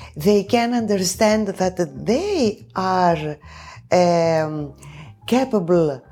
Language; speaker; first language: English; non-native, fluent; Greek